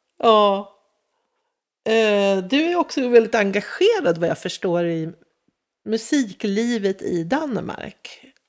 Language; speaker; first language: Swedish; native; Swedish